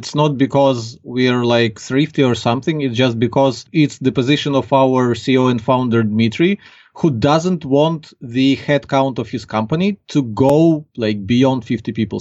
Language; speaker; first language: English; non-native, fluent; Ukrainian